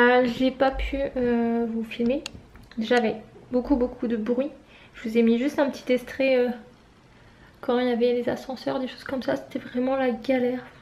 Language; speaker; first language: French; native; French